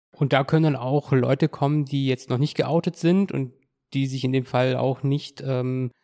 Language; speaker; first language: German; native; German